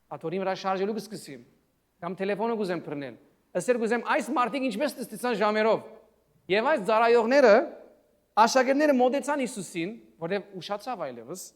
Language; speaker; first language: Armenian; early bilingual, heritage; Armenian